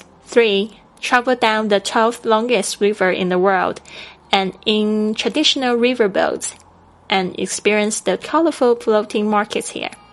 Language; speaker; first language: English; non-native, fluent; Chinese